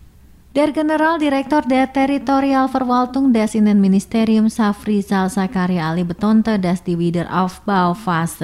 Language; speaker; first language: German; non-native, fluent; Indonesian